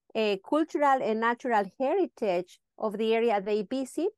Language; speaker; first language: English; non-native, fluent; Spanish